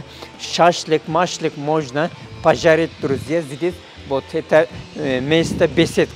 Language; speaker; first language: Russian; non-native, learner; Turkish